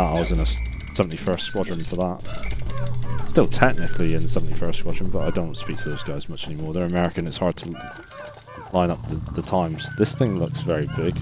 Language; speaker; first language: English; native; English